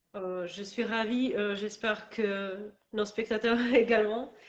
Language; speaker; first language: French; non-native, learner; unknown